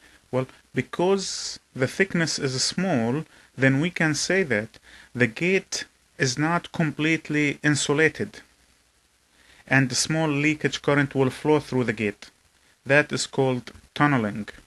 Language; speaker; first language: English; non-native, fluent; Arabic